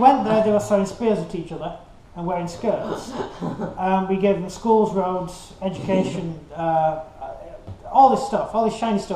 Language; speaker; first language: English; native; English